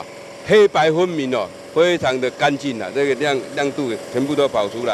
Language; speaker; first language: Chinese; native; Chinese